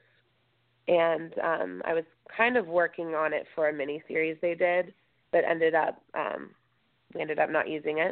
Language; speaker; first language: English; native; English